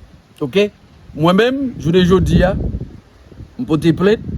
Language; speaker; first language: French; non-native, local second language; Haitian Creole